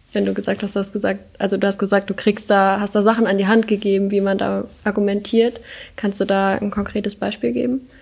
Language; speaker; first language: German; native; German